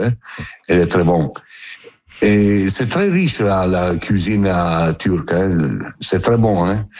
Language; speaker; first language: French; non-native, learner; Italian